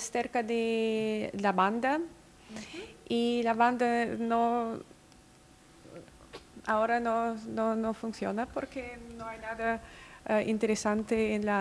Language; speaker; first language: Spanish; non-native, fluent; Russian